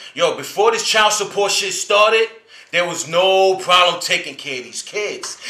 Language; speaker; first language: English; native; English